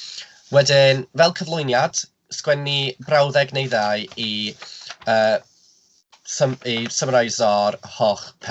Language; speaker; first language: Welsh; non-native, local second language; English